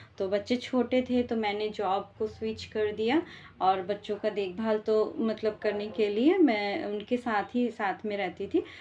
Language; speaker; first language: Hindi; non-native, local second language; Bangla